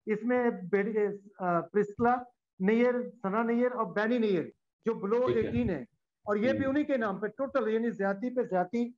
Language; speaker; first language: Urdu; native; Urdu